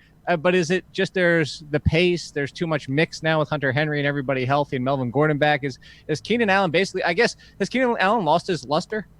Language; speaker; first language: English; native; English